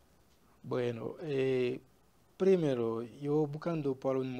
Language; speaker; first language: Spanish; non-native, learner; Haitian Creole